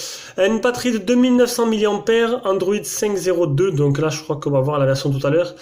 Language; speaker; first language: French; native; French